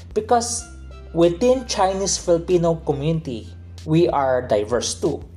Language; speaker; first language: English; non-native, local second language; Filipino